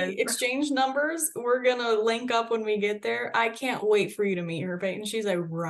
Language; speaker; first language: English; native; English